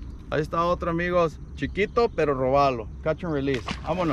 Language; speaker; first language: Spanish; native; Spanish